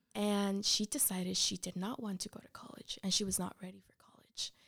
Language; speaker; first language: English; early bilingual, other home language; Spanish